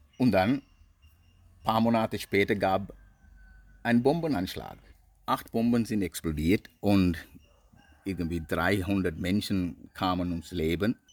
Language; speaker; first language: German; non-native, fluent; Sinhala